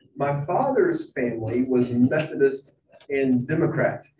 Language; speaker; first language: English; native; English